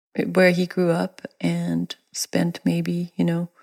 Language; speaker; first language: English; non-native, fluent; Danish